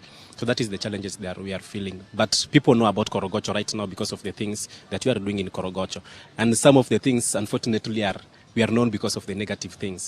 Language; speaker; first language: English; non-native, local second language; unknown